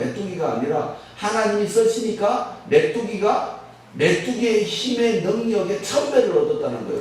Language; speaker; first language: Korean; native; Korean